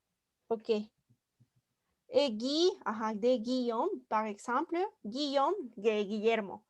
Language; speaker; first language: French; non-native, fluent; Spanish